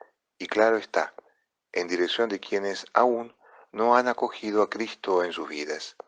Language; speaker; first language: Spanish; non-native, fluent; Italian